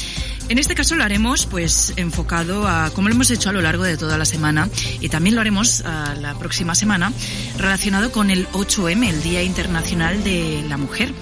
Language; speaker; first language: Spanish; native; Spanish